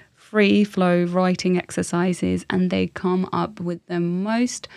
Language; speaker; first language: English; non-native, fluent; Finnish